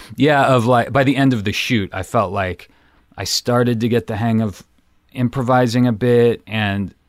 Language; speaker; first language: English; native; English